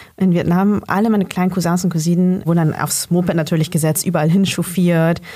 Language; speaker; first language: German; early bilingual, other home language; Vietnamese